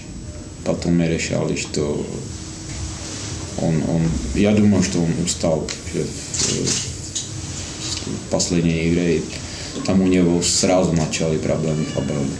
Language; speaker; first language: Russian; non-native, fluent; Slovak